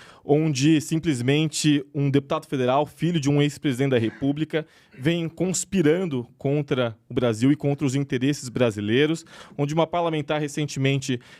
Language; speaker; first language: Portuguese; native; Portuguese